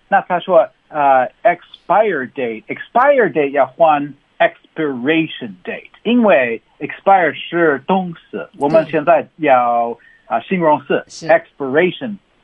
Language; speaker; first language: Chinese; non-native, learner; English